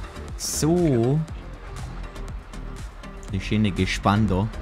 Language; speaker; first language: German; native; German